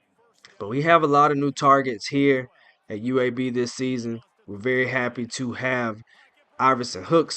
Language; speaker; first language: English; native; English